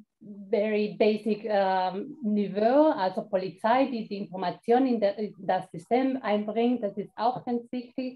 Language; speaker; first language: German; non-native, fluent; Spanish